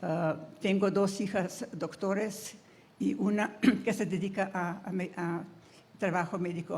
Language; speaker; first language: Spanish; non-native, fluent; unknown